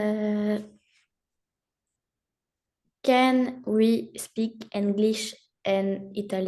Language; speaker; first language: English; non-native, learner; French